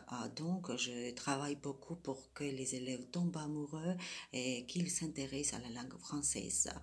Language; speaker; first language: French; non-native, fluent; Georgian